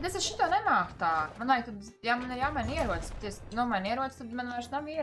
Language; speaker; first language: Latvian; native; Latvian